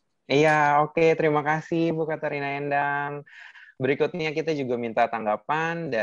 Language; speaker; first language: Indonesian; native; Indonesian